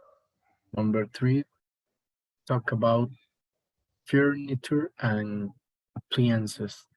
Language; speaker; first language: English; non-native, learner; Spanish